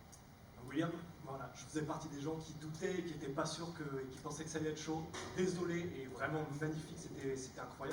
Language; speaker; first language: French; native; French